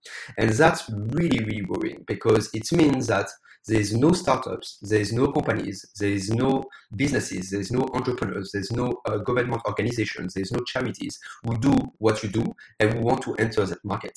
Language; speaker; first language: English; non-native, fluent; French